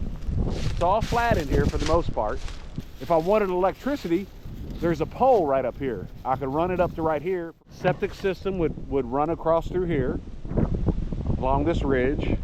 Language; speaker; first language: English; native; English